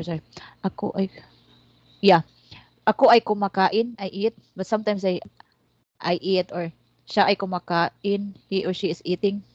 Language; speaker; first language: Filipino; non-native, local second language; Cebuano